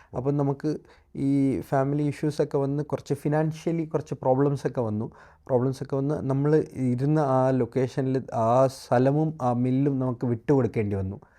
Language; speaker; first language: Malayalam; non-native, local second language; Tamil